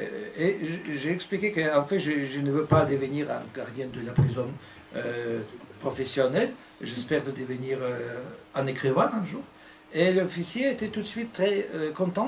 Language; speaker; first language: French; non-native, fluent; Russian